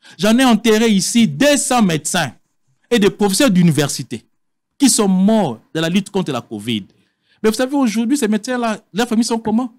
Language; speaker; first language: French; non-native, local second language; Lingala